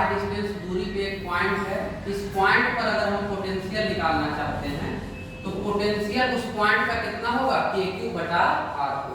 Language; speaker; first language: Hindi; native; Hindi